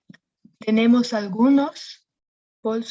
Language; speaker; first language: Spanish; non-native, fluent; English